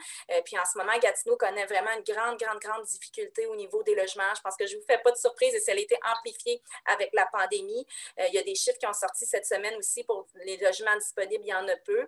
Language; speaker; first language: French; native; French